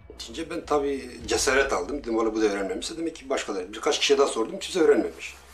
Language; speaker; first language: Turkish; non-native, local second language; Kurdish